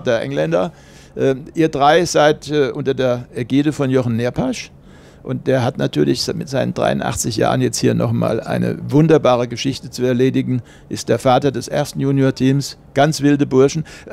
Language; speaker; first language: German; native; German